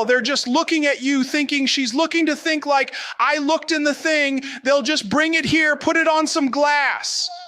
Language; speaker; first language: English; native; English